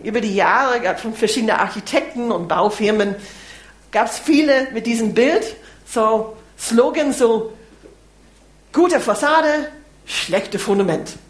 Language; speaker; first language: German; non-native, fluent; English